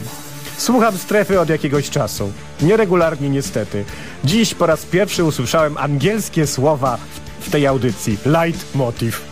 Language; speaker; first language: Polish; native; Polish